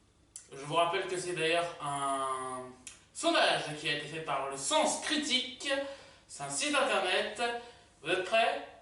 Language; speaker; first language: French; native; French